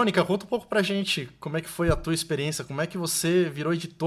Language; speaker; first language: Portuguese; native; Portuguese